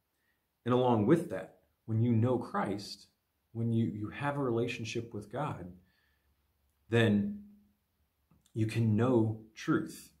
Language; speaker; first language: English; native; English